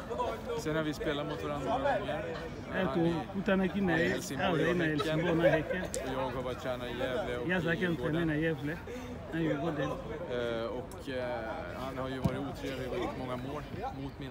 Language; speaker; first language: Swedish; native; Swedish